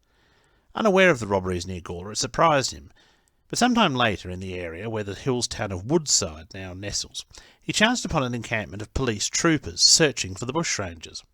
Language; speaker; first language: English; native; English